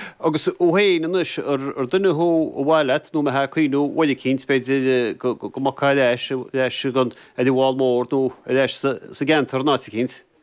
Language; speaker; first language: Irish; native; Irish